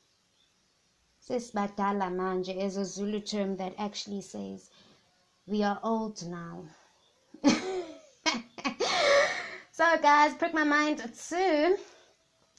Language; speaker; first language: English; non-native, local second language; Zulu